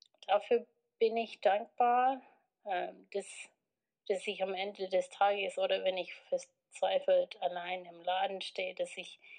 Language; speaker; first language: German; non-native, fluent; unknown